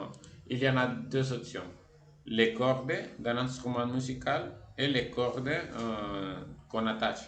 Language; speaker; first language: French; non-native, fluent; Spanish